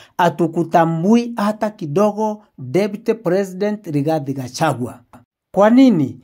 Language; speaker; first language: Swahili; non-native, local second language; Meru